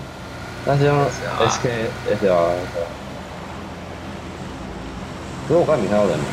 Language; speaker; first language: Chinese; native; Chinese